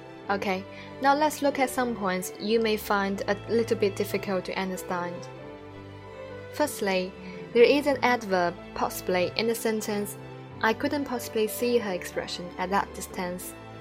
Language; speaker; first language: English; non-native, fluent; Chinese